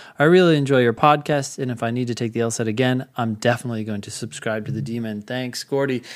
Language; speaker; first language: English; native; English